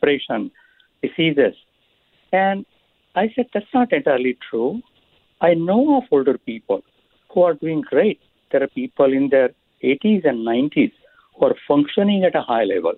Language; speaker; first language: English; non-native, local second language; Marathi